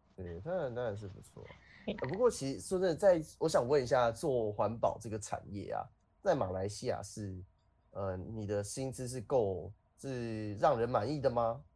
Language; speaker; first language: Chinese; native; Chinese